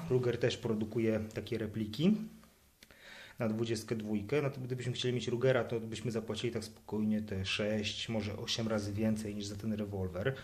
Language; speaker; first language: Polish; native; Polish